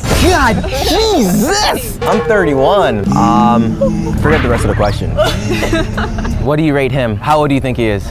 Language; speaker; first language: English; native; English